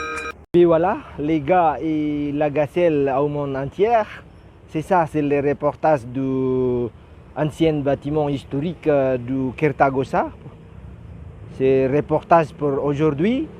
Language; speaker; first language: French; non-native, learner; Indonesian